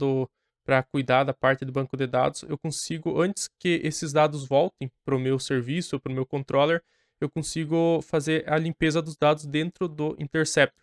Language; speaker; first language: Portuguese; native; Portuguese